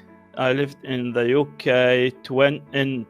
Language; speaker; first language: English; non-native, learner; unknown